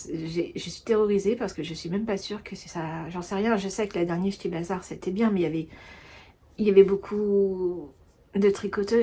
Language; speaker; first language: French; native; French